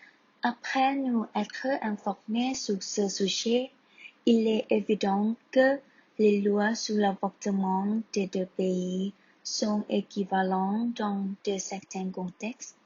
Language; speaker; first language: French; non-native, learner; Thai